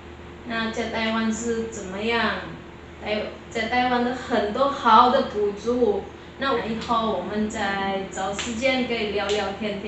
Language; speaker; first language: Chinese; non-native, learner; Indonesian